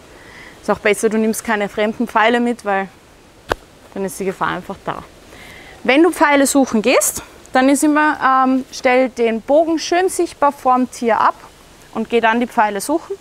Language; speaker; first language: German; native; German